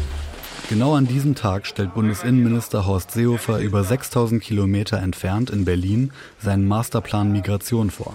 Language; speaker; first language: German; native; German